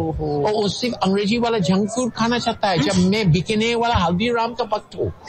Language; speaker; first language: Hindi; non-native, fluent; English